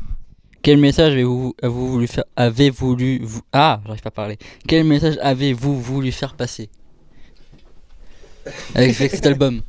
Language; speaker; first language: French; native; French